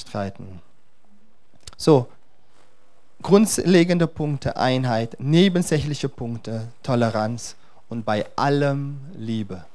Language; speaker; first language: German; non-native, fluent; Dutch